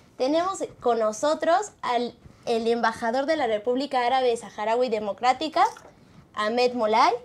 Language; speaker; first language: Spanish; native; Spanish